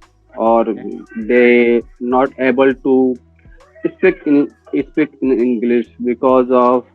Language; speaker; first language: English; non-native, learner; Hindi